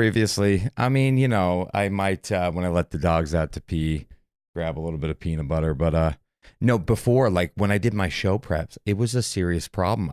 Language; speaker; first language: English; native; English